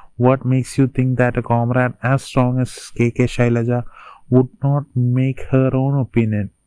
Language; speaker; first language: English; non-native, local second language; Malayalam